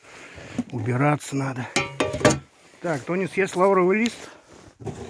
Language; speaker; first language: Russian; native; Russian